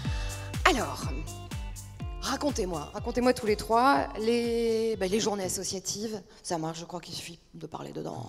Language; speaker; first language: French; native; French